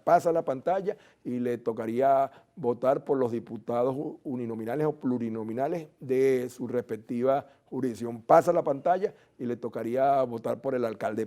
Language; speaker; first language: Spanish; native; Spanish